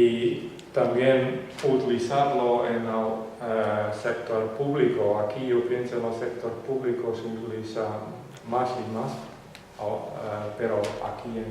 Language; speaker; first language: Spanish; non-native, fluent; Western Frisian